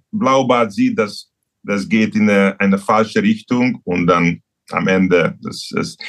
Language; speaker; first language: German; non-native, learner; Hungarian